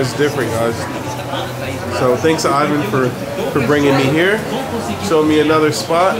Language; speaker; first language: English; native; English